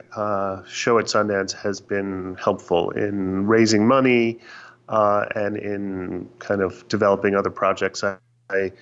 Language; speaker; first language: English; native; English